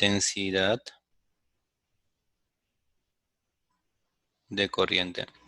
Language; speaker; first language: Spanish; native; Spanish